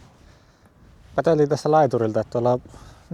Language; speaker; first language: Finnish; native; Finnish